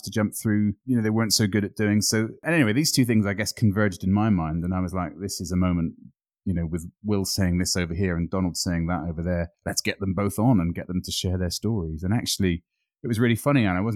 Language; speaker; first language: English; native; English